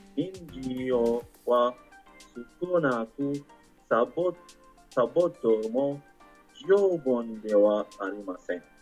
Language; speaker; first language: Japanese; non-native, fluent; Arabic